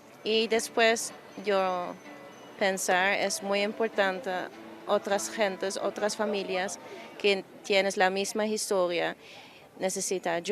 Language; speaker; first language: Spanish; non-native, learner; Dutch